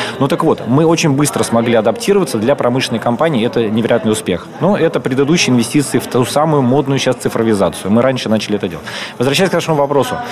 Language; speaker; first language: Russian; native; Russian